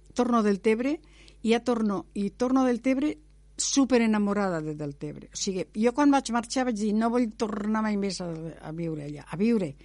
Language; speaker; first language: Catalan; non-native, local second language; Spanish